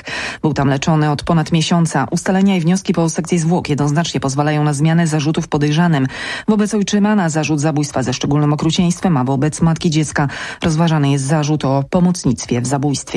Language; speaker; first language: Polish; native; Polish